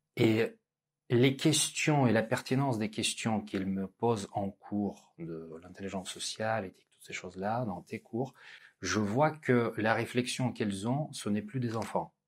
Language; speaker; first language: French; non-native, fluent; Russian